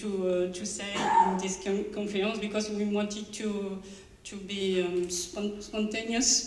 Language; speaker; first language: English; non-native, learner; French